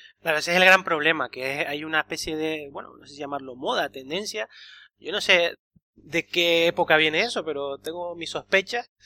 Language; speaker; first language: Spanish; native; Spanish